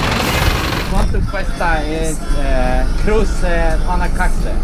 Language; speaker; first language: Spanish; non-native, learner; English